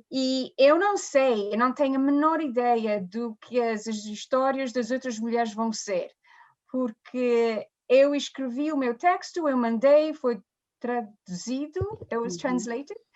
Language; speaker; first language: Portuguese; early bilingual, heritage; Portuguese